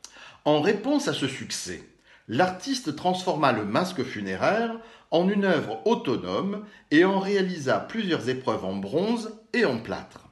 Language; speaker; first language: French; native; French